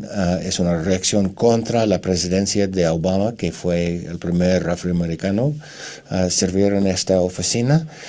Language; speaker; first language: Spanish; non-native, fluent; English